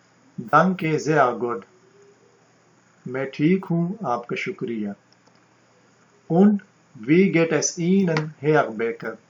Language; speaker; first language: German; non-native, learner; Urdu